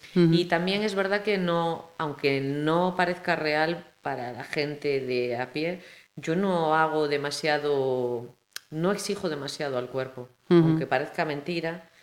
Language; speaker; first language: Spanish; native; Spanish